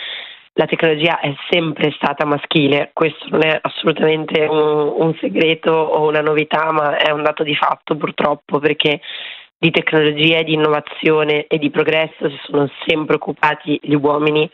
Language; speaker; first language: Italian; native; Italian